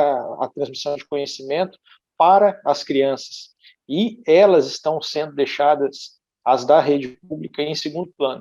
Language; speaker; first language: Portuguese; native; Portuguese